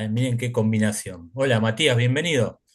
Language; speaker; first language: Spanish; native; Spanish